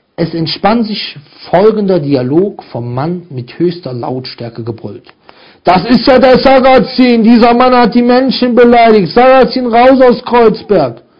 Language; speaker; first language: German; native; German